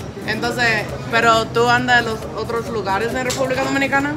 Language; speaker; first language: Spanish; non-native, fluent; English